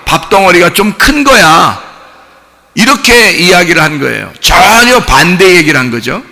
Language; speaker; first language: Korean; native; Korean